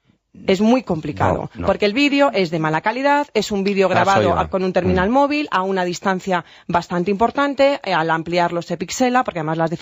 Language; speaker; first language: Spanish; native; Spanish